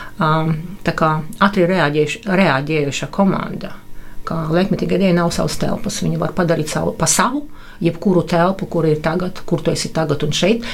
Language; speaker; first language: Latvian; non-native, local second language; Russian